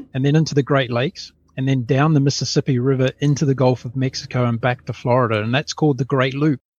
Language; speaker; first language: English; native; English